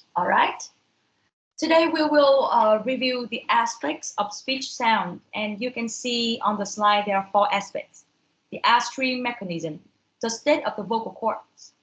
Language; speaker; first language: English; non-native, fluent; Vietnamese